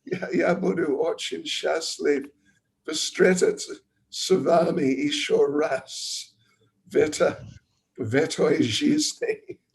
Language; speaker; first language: Russian; non-native, learner; English